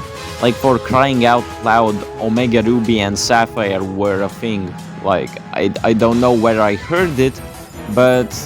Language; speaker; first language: English; non-native, fluent; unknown